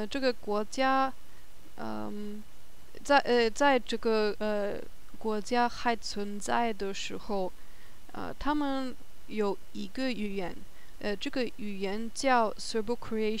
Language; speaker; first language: Chinese; non-native, learner; German